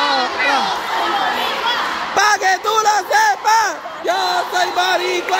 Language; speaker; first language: Spanish; native; Spanish